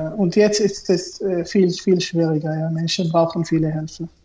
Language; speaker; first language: German; non-native, learner; Arabic